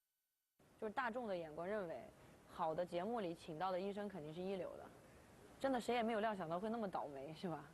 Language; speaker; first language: Chinese; native; Chinese